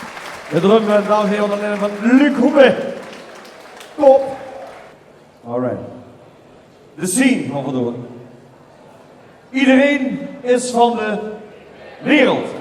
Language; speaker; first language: Dutch; native; Dutch